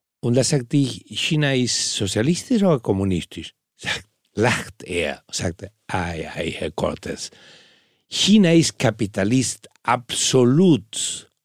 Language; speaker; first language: German; non-native, fluent; Spanish